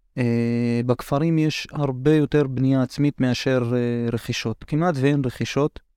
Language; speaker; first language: Hebrew; non-native, local second language; Arabic